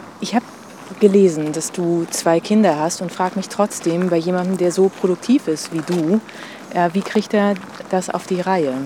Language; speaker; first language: German; native; German